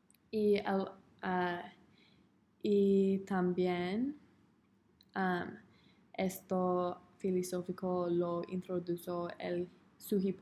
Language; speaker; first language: Spanish; non-native, learner; English